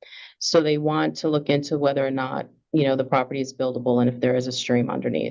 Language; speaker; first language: English; native; English